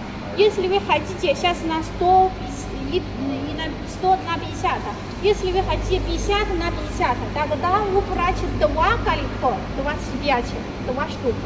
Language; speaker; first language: Russian; non-native, learner; Chinese